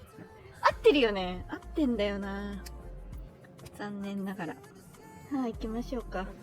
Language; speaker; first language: Japanese; native; Japanese